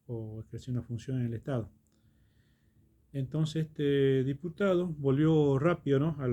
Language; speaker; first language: Spanish; native; Spanish